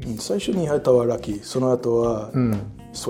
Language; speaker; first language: Japanese; non-native, learner; English